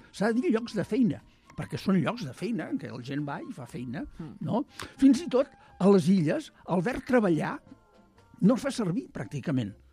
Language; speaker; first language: Catalan; native; Catalan